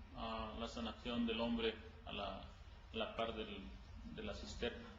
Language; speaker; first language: Spanish; native; Spanish